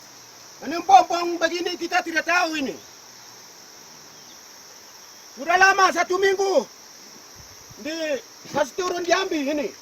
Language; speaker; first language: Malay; non-native, local second language; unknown